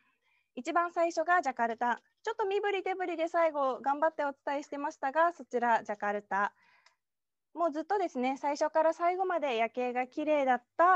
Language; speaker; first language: Japanese; native; Japanese